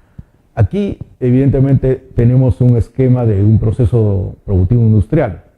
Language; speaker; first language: Spanish; native; Spanish